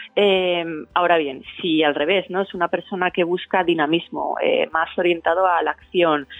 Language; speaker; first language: Spanish; native; Spanish